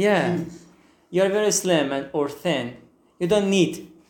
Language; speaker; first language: English; non-native, fluent; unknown